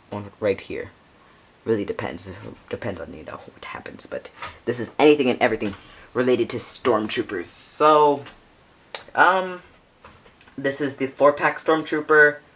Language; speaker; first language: English; native; English